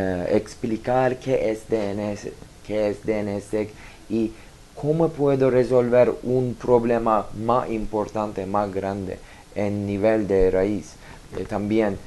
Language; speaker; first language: Spanish; non-native, learner; Turkish